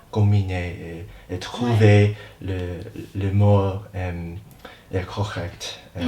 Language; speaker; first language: French; non-native, learner; English